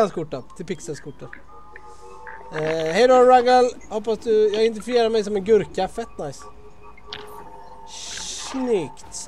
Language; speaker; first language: Swedish; native; Swedish